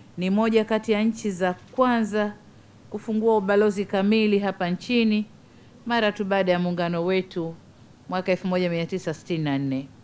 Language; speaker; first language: Swahili; native; Swahili